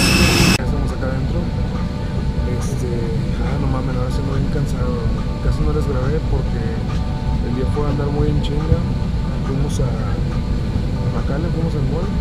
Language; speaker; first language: Spanish; native; Spanish